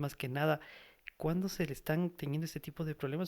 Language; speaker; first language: Spanish; native; Spanish